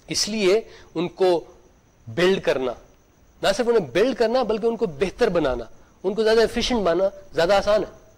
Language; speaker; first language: Urdu; native; Urdu